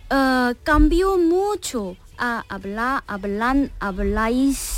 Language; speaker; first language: Spanish; non-native, learner; Korean